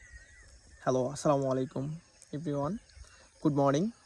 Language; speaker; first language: English; non-native, learner; Bangla